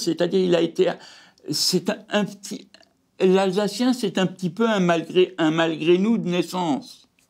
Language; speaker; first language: French; native; French